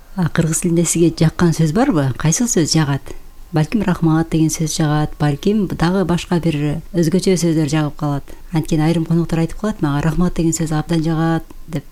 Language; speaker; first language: Kyrgyz; native; Kyrgyz